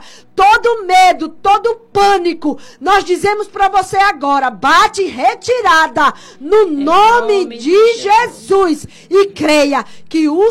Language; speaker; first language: Portuguese; native; Portuguese